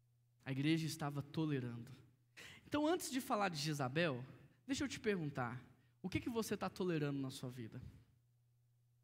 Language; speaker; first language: Portuguese; native; Portuguese